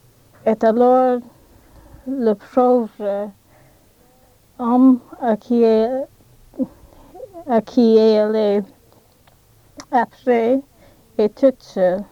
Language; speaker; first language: French; non-native, learner; English